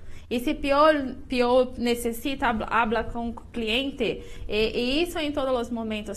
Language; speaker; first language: Spanish; non-native, learner; Portuguese